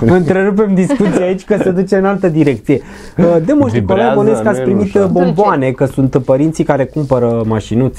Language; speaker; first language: Romanian; native; Romanian